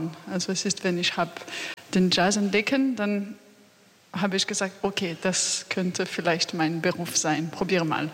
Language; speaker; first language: German; non-native, learner; French